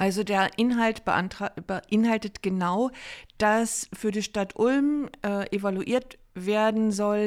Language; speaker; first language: German; native; German